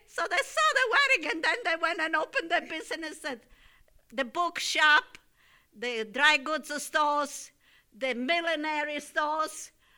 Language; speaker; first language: English; non-native, fluent; Italian